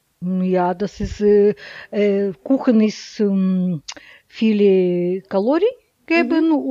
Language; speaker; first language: German; non-native, learner; Russian